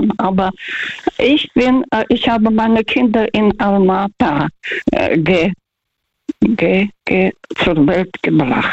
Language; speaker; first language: German; non-native, fluent; Russian